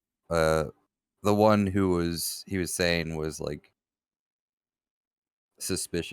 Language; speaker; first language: English; native; English